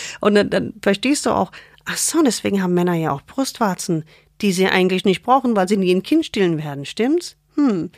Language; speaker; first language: German; non-native, fluent; English